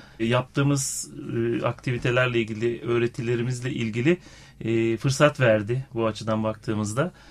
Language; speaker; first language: Turkish; native; Turkish